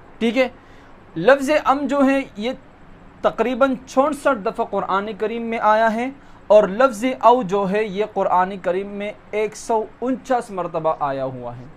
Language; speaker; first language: Urdu; non-native, local second language; Pashto